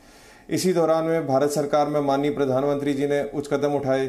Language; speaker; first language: Hindi; native; Hindi